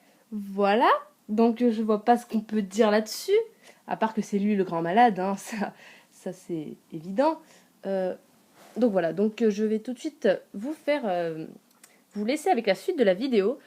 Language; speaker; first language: French; native; French